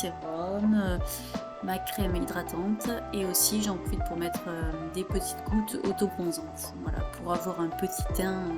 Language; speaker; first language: French; native; French